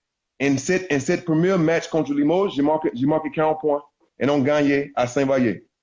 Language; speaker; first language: French; non-native, learner; English